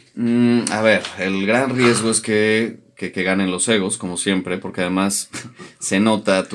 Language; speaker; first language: Spanish; native; Spanish